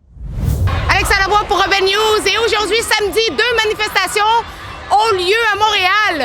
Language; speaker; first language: French; native; French